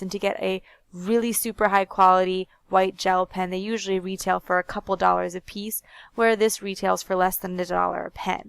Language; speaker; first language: English; native; English